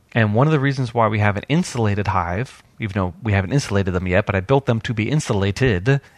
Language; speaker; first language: English; native; English